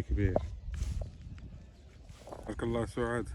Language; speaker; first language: Arabic; native; Arabic